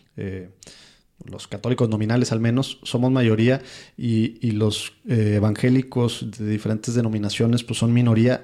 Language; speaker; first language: Spanish; native; Spanish